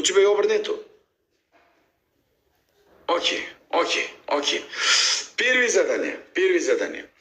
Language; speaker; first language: Russian; non-native, learner; Uzbek